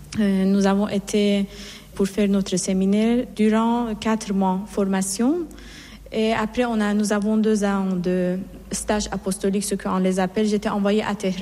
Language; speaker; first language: French; non-native, fluent; Assyrian Neo-Aramaic